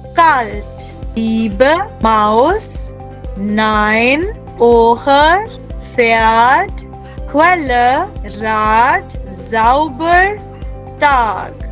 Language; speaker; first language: German; non-native, fluent; Hindi